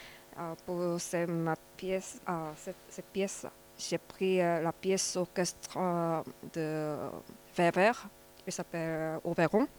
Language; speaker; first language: French; non-native, learner; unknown